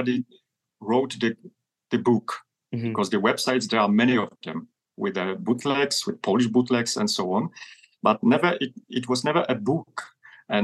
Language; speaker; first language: English; non-native, fluent; Polish